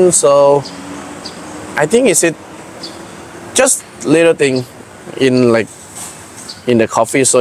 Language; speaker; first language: English; non-native, learner; Thai